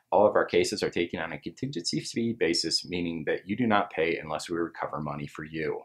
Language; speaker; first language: English; native; English